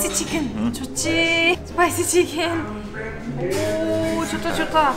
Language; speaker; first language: Korean; non-native, fluent; Turkish